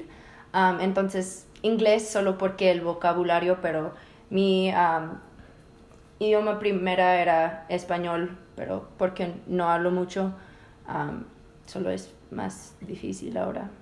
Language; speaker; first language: Spanish; early bilingual, heritage; Spanish